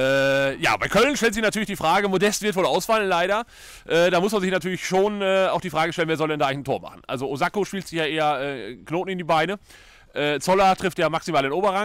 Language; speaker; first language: German; native; German